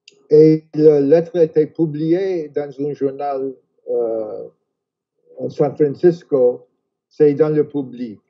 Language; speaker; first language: French; non-native, fluent; English